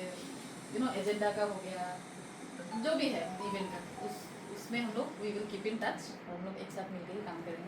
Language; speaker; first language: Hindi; non-native, local second language; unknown